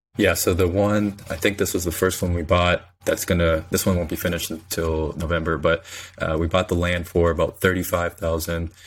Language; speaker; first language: English; native; English